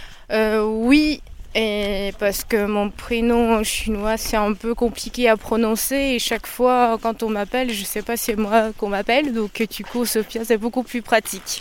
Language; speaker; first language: French; non-native, fluent; Chinese